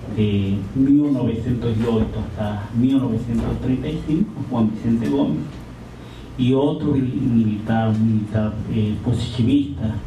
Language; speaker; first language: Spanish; native; Spanish